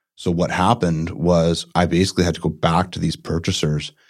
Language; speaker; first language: English; native; English